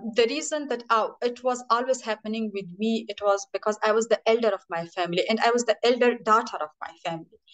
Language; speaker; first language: English; non-native, fluent; Persian